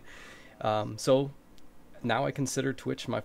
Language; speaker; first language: English; native; English